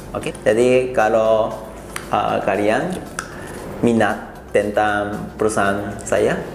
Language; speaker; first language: Indonesian; non-native, fluent; Japanese